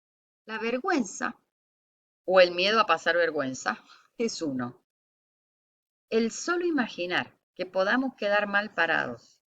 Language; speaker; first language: Spanish; native; Spanish